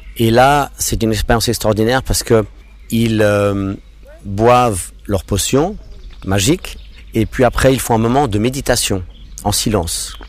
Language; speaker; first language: French; non-native, local second language; English